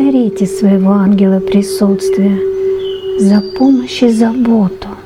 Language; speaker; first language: Russian; native; Russian